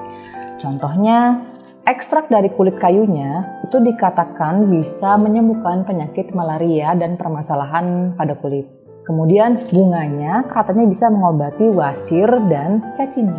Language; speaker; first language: Indonesian; native; Indonesian